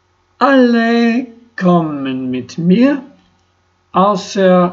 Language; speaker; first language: German; non-native, learner; Ukrainian